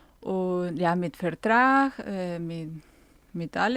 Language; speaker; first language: German; non-native, fluent; Spanish